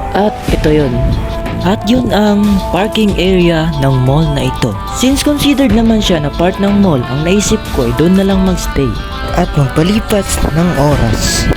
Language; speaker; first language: Filipino; non-native, local second language; Chavacano